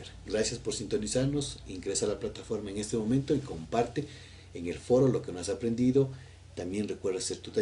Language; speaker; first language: Spanish; native; Spanish